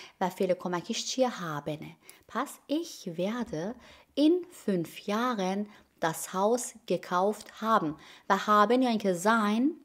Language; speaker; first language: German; non-native, fluent; Persian